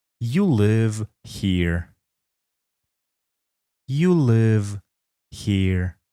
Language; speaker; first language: English; non-native, fluent; Polish